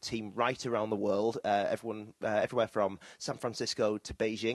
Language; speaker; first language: English; native; English